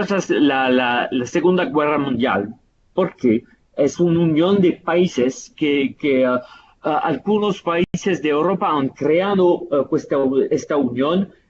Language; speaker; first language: Spanish; non-native, fluent; Italian